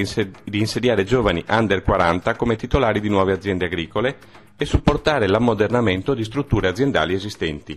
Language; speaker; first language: Italian; native; Italian